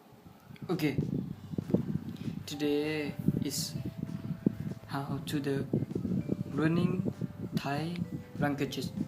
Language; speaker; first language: English; non-native, learner; Thai